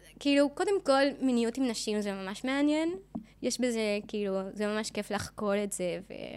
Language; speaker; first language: Hebrew; non-native, fluent; Spanish